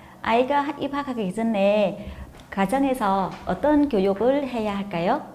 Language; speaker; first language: Korean; non-native, fluent; Vietnamese